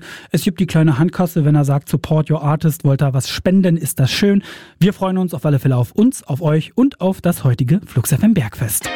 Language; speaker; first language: German; native; German